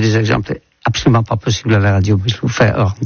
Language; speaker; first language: French; non-native, fluent; Dutch